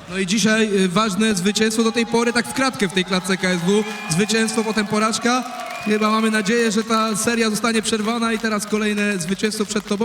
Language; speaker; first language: Polish; native; Polish